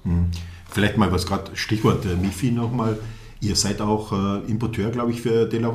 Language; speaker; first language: German; native; German